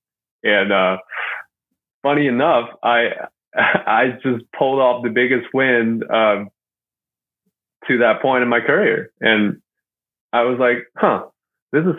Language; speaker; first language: English; non-native, fluent; Chinese